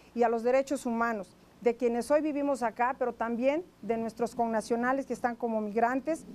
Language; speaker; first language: Spanish; native; Spanish